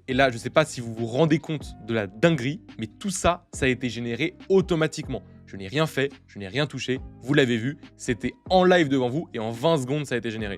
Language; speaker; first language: French; native; French